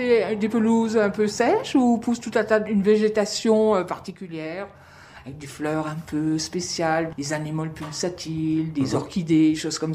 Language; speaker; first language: French; native; French